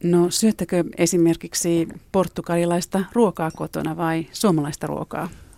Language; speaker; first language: Finnish; native; Finnish